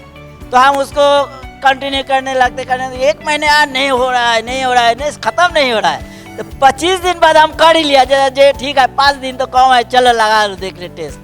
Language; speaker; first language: Hindi; non-native, local second language; Bangla